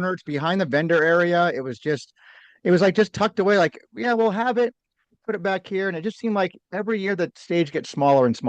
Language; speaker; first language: English; native; English